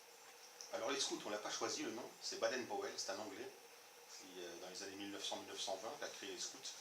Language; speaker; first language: French; native; French